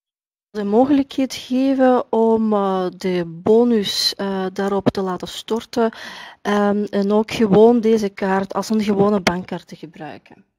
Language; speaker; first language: Dutch; non-native, fluent; Russian